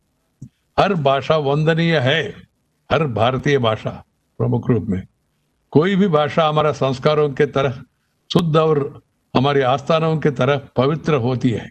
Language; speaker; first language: Hindi; non-native, local second language; Telugu